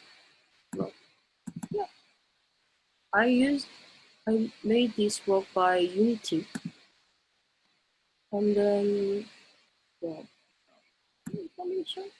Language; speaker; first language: English; non-native, learner; Korean